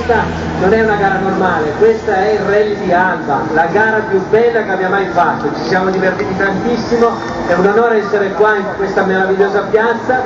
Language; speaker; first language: Italian; native; Italian